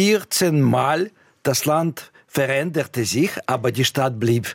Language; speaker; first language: German; non-native, fluent; Russian